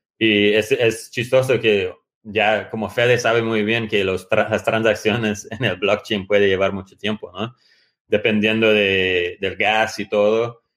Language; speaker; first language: Spanish; non-native, fluent; English